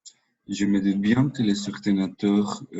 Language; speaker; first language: French; non-native, learner; Spanish